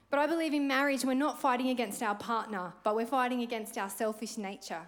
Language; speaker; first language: English; native; English